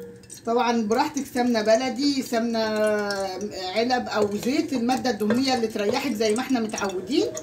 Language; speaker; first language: Arabic; native; Arabic